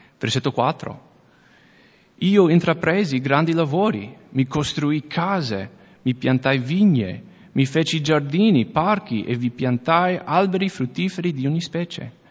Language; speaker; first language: Italian; non-native, fluent; English